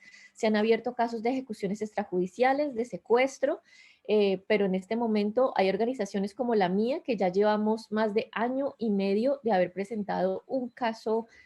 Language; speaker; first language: Spanish; native; Spanish